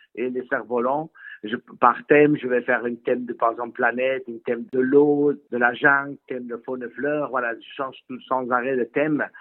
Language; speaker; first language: French; non-native, fluent; Persian